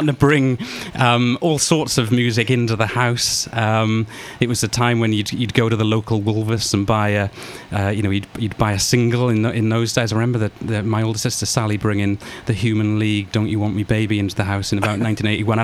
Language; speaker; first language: English; native; English